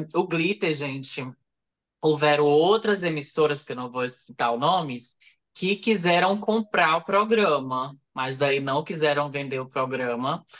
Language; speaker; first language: Portuguese; native; Portuguese